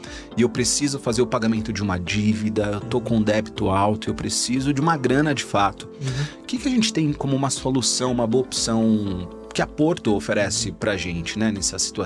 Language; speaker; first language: Portuguese; native; Portuguese